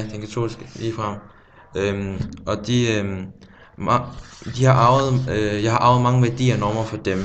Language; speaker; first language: Danish; early bilingual, other home language; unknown